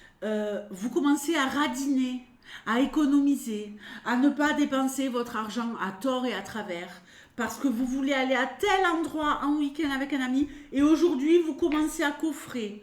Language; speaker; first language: French; native; French